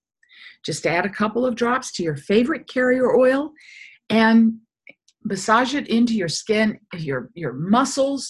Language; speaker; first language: English; native; English